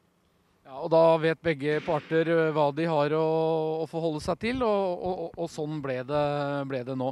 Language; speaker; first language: Norwegian; native; Norwegian